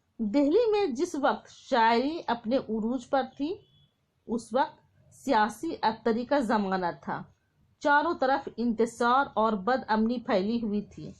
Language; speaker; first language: Urdu; native; Urdu